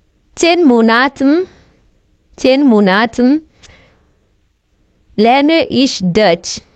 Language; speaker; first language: German; non-native, fluent; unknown